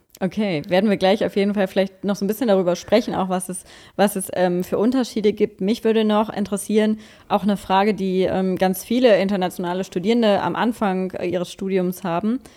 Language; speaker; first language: German; native; German